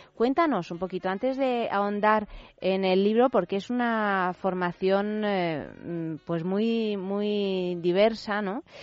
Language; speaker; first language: Spanish; native; Spanish